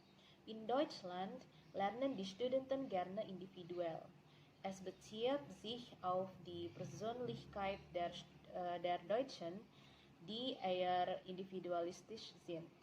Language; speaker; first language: German; non-native, learner; Indonesian